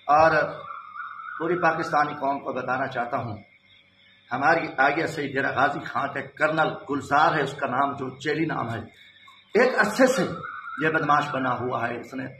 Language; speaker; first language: Urdu; non-native, local second language; Saraiki